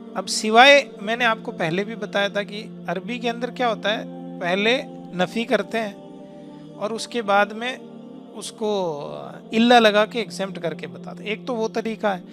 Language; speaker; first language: Urdu; native; Urdu